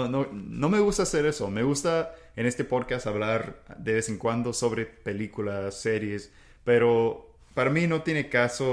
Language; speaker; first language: Spanish; non-native, fluent; English